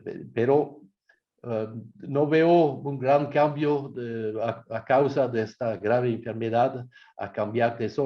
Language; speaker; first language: Spanish; non-native, fluent; French